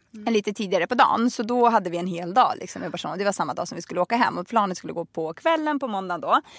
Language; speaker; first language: Swedish; early bilingual, other home language; Russian